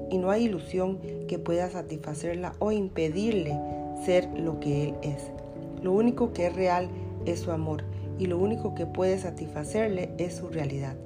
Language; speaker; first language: Spanish; native; Spanish